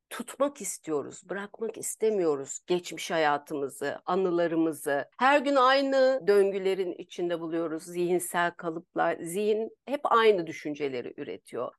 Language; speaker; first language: Turkish; native; Turkish